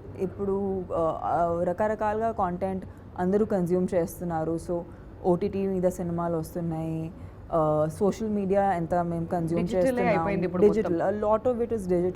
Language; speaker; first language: Telugu; non-native, fluent; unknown